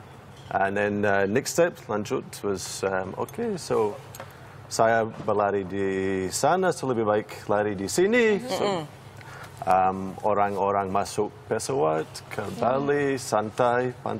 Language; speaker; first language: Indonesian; non-native, learner; English